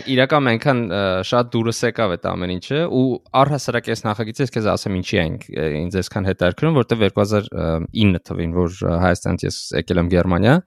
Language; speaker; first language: Armenian; native; Armenian